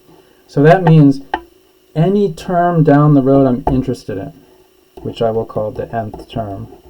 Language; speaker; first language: English; native; English